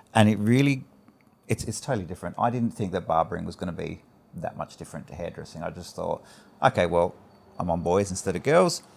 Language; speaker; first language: English; early bilingual, other home language; Greek